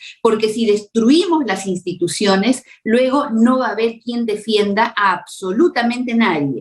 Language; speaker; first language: Spanish; native; Spanish